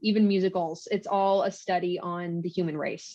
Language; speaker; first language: English; native; English